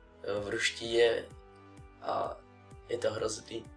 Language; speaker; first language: Czech; early bilingual, other home language; Russian